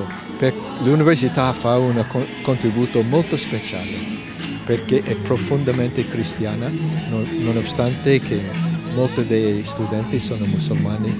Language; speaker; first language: Italian; non-native, fluent; English